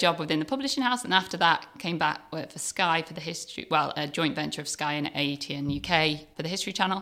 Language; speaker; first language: English; native; English